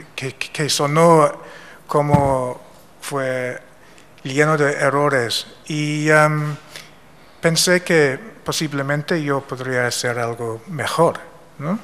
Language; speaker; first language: Spanish; non-native, fluent; English